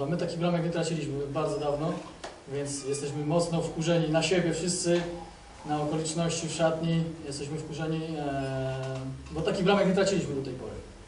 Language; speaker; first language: Polish; native; Polish